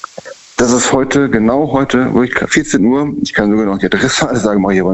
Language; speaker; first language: German; native; German